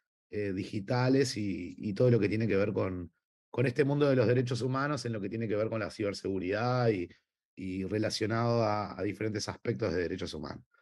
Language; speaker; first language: Spanish; native; Spanish